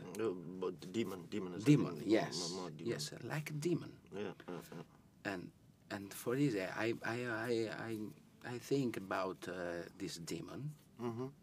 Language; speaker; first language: English; non-native, learner; Italian